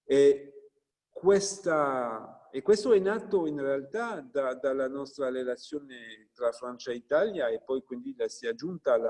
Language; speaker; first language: Italian; non-native, fluent; French